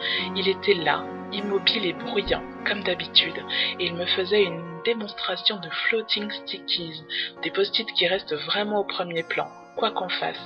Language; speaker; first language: French; native; French